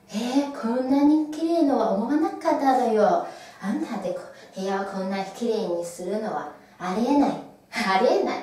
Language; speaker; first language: Japanese; non-native, fluent; Chinese